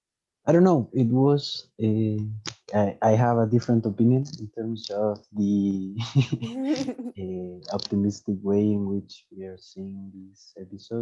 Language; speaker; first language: English; non-native, fluent; Spanish